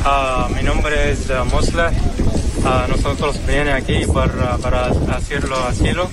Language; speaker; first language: Spanish; non-native, learner; Arabic